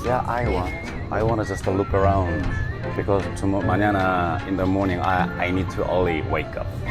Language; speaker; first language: English; non-native, learner; Korean